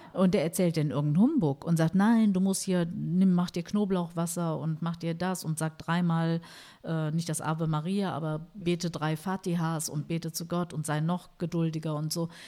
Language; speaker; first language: German; early bilingual, other home language; Turkish